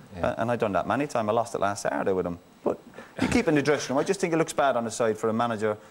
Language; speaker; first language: English; native; English